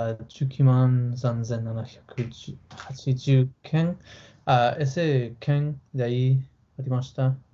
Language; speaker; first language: Japanese; non-native, learner; English